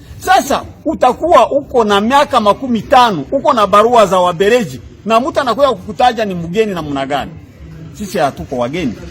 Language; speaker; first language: Swahili; non-native, local second language; Kinyarwanda